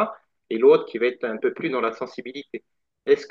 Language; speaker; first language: French; native; French